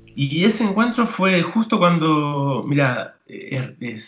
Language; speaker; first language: Spanish; native; Spanish